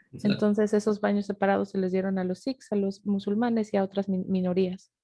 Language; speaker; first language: Spanish; native; Spanish